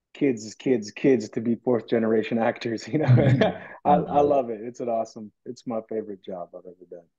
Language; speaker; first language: English; native; English